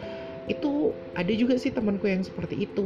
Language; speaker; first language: Indonesian; native; Indonesian